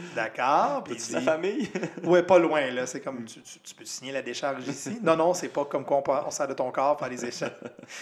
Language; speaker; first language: French; native; French